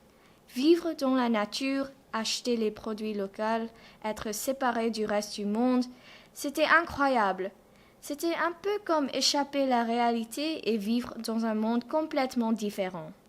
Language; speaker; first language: French; non-native, fluent; English